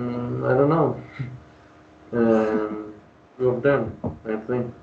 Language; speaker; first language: English; non-native, learner; Spanish